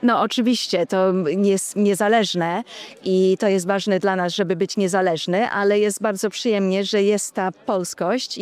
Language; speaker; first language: Polish; early bilingual, heritage; Polish